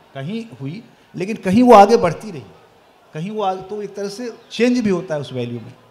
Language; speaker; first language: Hindi; native; Hindi